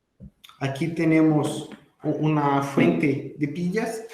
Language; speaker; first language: Spanish; non-native, fluent; Portuguese